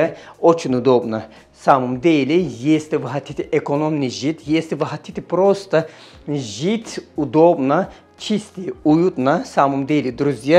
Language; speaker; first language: Russian; non-native, learner; Turkish